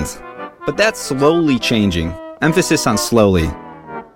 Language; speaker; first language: English; native; English